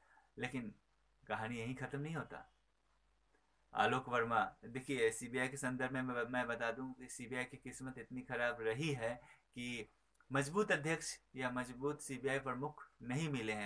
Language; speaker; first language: Hindi; native; Hindi